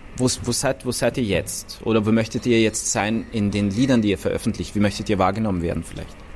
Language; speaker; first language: German; native; German